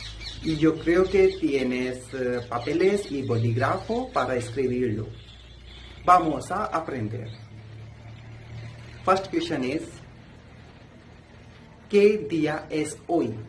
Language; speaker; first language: Spanish; non-native, fluent; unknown